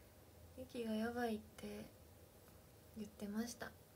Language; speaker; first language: Japanese; native; Japanese